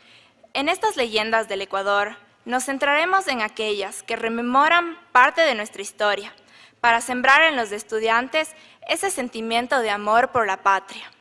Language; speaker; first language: Spanish; native; Spanish